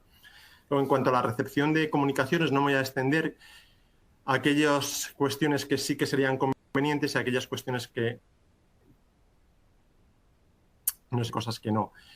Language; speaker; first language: Spanish; native; Spanish